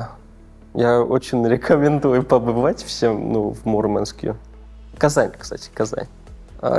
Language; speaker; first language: Russian; non-native, fluent; Korean